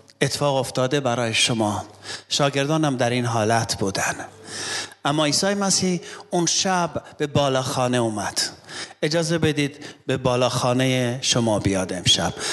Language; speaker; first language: Persian; non-native, local second language; Armenian